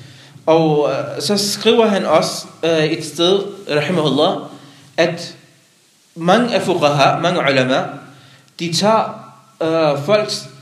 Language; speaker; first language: Danish; non-native, local second language; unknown